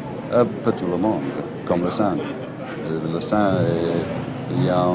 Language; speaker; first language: French; non-native, learner; English